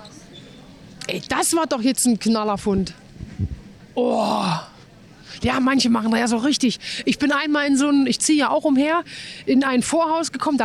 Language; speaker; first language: German; native; German